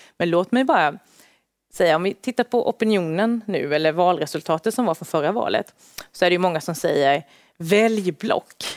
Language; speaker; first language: Swedish; native; Swedish